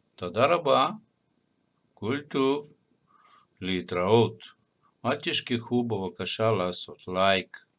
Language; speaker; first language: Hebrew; non-native, fluent; Russian